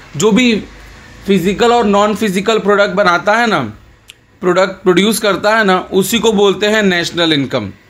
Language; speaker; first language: Hindi; non-native, local second language; Gujarati